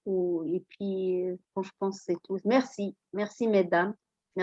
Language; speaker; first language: French; non-native, local second language; Arabic